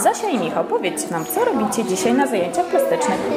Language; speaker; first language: Polish; native; Polish